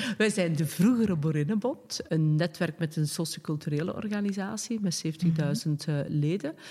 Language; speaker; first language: Dutch; native; Dutch